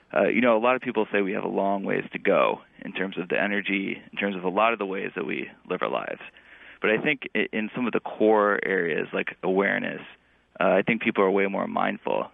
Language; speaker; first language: English; native; English